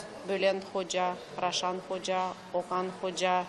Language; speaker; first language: Turkish; non-native, learner; Russian